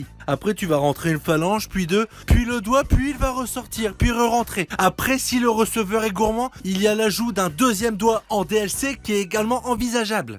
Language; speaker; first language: French; native; French